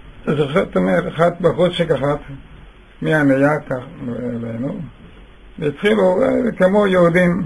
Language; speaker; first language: Hebrew; non-native, fluent; Yiddish